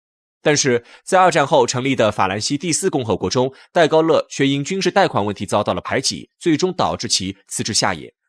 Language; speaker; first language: Chinese; native; Chinese